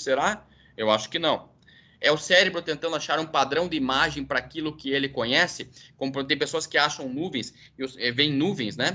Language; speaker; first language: Portuguese; native; Portuguese